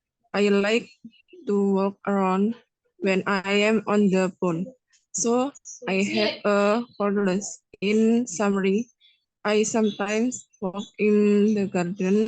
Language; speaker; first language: English; non-native, learner; Indonesian